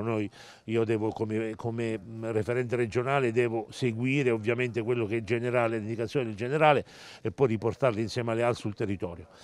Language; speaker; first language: Italian; native; Italian